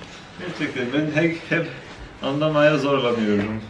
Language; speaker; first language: Turkish; non-native, learner; German